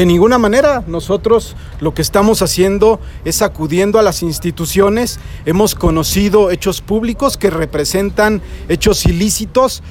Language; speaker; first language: Spanish; native; Spanish